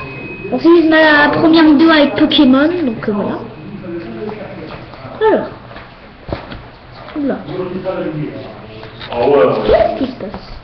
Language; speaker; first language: French; native; French